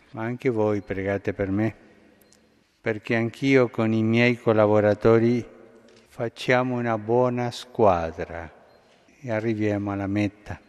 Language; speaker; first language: Italian; non-native, fluent; Spanish